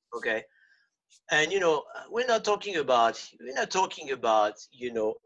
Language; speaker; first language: English; non-native, fluent; French